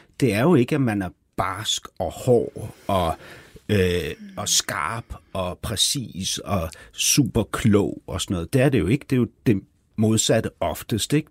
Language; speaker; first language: Danish; native; Danish